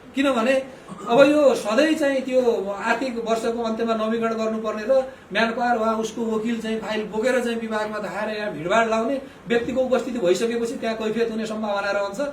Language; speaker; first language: Nepali; native; Nepali